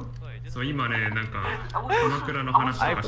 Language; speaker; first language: Japanese; native; Japanese